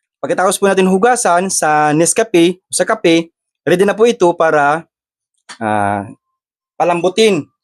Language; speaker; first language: Filipino; native; Filipino